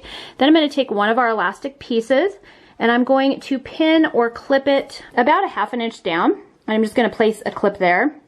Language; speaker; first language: English; native; English